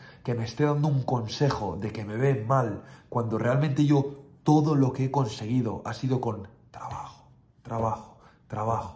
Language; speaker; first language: Spanish; native; Spanish